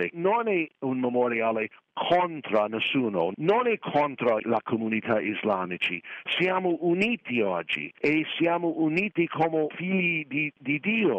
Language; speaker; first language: Italian; non-native, fluent; English